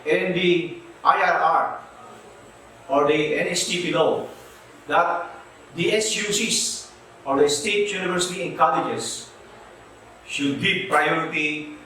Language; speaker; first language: English; non-native, local second language; Filipino